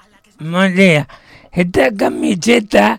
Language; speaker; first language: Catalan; non-native, local second language; Spanish